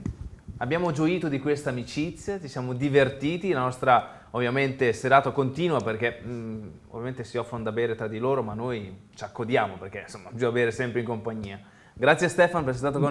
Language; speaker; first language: Italian; native; Italian